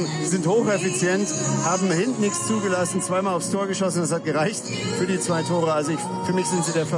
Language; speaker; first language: German; native; German